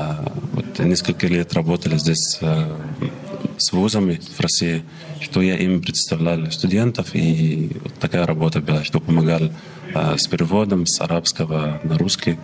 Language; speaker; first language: Russian; non-native, learner; Arabic